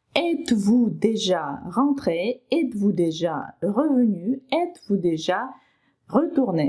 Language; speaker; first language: French; non-native, fluent; Ukrainian